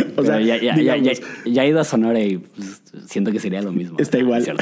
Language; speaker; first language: Spanish; native; Spanish